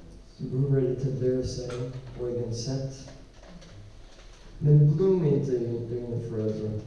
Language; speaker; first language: Swedish; non-native, learner; English